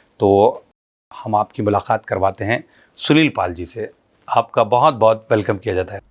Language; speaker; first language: Hindi; non-native, local second language; Urdu